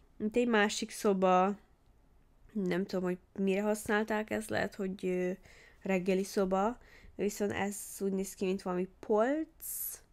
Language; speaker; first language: Hungarian; early bilingual, heritage; Hungarian